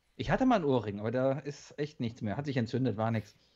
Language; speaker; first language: German; native; German